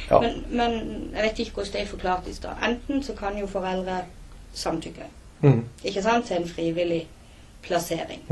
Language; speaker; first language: Norwegian; native; Norwegian